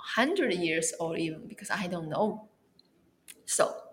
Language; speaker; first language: English; non-native, fluent; Chinese